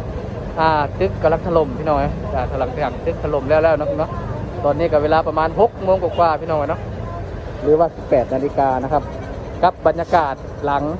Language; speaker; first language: Thai; non-native, local second language; Lao